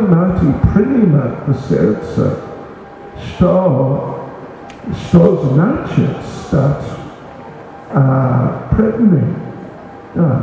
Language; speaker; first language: Russian; non-native, learner; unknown